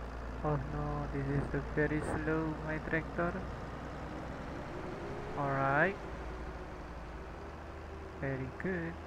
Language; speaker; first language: English; non-native, learner; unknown